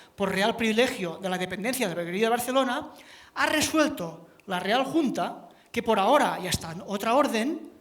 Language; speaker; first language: Spanish; non-native, local second language; Catalan